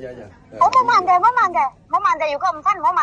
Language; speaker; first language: Chinese; non-native, learner; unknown